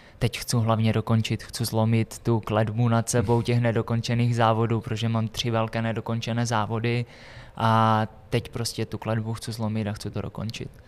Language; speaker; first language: Czech; native; Czech